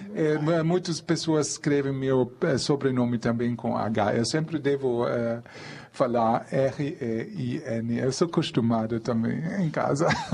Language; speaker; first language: Portuguese; non-native, fluent; German